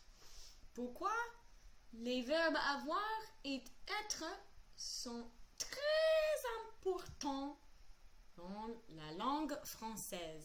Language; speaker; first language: French; non-native, fluent; English